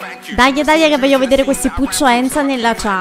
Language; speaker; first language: Italian; native; Italian